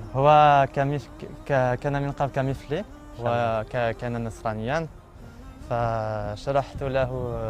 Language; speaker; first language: Arabic; non-native, learner; French